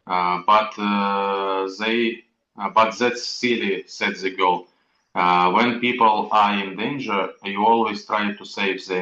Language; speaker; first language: English; non-native, learner; Russian